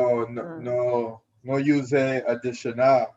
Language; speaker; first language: Spanish; non-native, learner; English